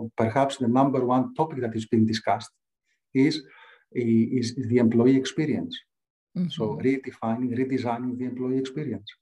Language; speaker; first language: English; non-native, fluent; Greek